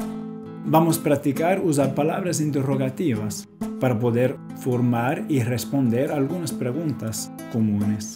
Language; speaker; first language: Spanish; non-native, fluent; Portuguese